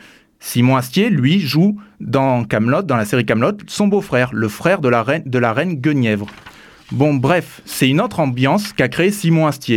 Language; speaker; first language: French; native; French